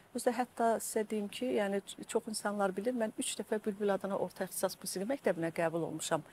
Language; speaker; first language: Azerbaijani; native; Azerbaijani